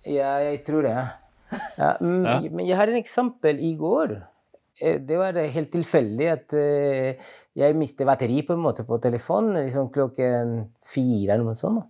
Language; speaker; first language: Norwegian; non-native, fluent; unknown